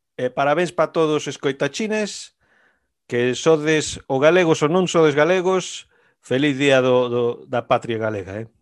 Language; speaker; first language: Galician; native; Galician